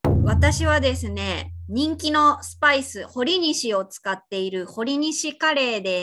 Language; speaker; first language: Japanese; native; Japanese